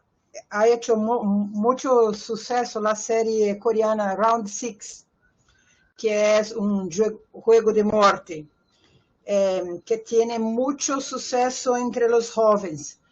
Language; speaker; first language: Spanish; non-native, fluent; Portuguese